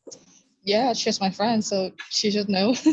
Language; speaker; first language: English; non-native, learner; Indonesian